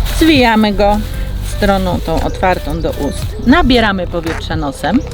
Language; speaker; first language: Polish; native; Polish